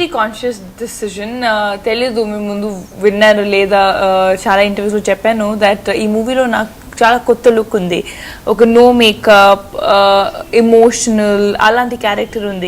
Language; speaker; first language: Telugu; non-native, fluent; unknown